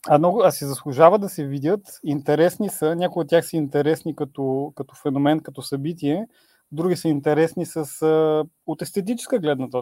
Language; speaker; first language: Bulgarian; native; Bulgarian